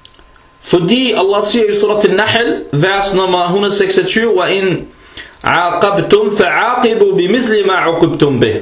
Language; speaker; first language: Danish; early bilingual, other home language; Arabic